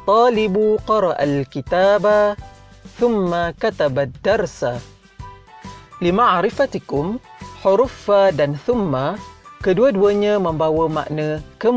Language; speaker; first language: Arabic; non-native, fluent; Malay